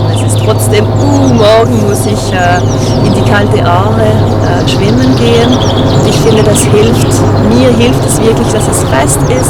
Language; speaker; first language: German; non-native, fluent; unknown